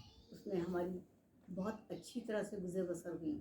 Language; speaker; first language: Urdu; native; Urdu